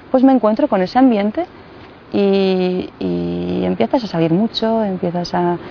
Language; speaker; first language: Spanish; non-native, fluent; Bosnian